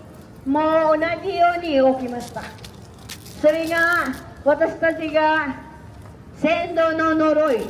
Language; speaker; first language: Japanese; non-native, learner; Filipino